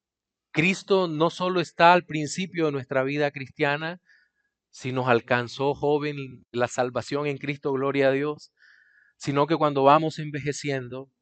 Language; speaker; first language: Spanish; native; Spanish